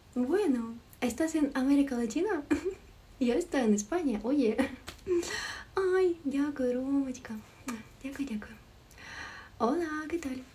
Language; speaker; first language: Spanish; non-native, learner; Ukrainian